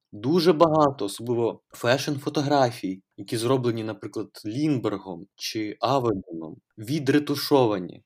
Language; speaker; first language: Ukrainian; native; Ukrainian